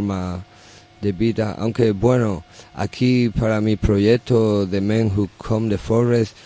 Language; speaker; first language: Spanish; non-native, learner; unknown